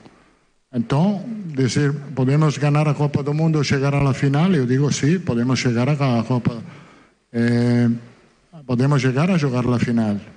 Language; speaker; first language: Portuguese; non-native, fluent; Italian